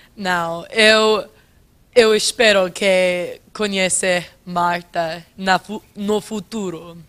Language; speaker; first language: Portuguese; non-native, fluent; English